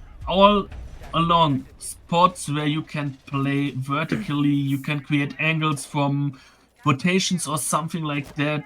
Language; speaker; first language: English; non-native, fluent; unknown